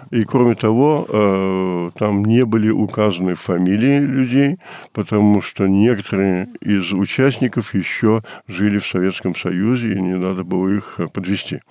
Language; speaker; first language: Russian; early bilingual, heritage; Russian